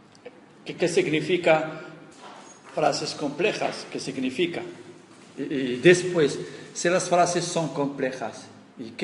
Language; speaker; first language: Spanish; non-native, fluent; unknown